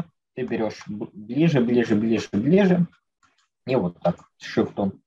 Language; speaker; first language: Russian; native; Russian